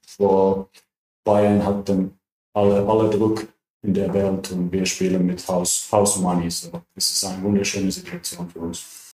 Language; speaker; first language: German; non-native, fluent; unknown